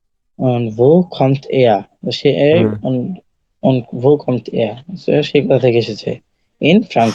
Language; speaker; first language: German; non-native, learner; Bangla